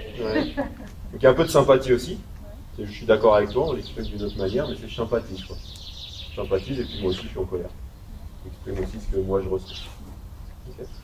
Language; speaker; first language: French; native; French